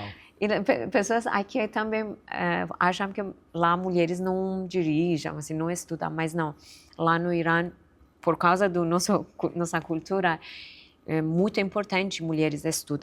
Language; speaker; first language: Portuguese; non-native, fluent; Persian